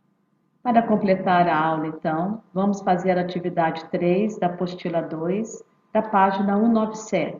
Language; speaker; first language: Portuguese; native; Portuguese